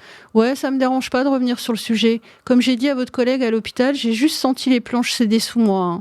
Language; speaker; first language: French; native; French